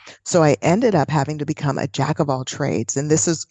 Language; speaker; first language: English; native; English